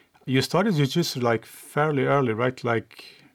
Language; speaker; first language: English; non-native, fluent; Swedish